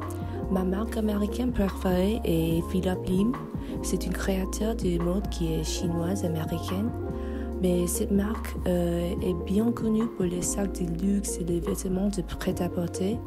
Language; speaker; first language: French; non-native, fluent; English